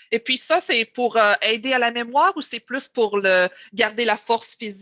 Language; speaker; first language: French; native; French